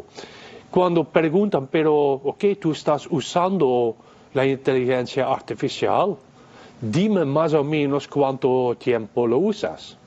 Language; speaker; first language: Spanish; non-native, fluent; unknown